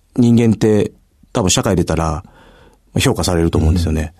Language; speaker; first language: Japanese; native; Japanese